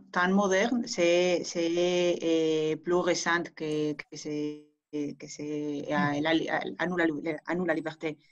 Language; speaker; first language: French; non-native, fluent; Spanish